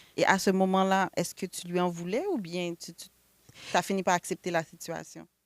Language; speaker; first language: French; native; French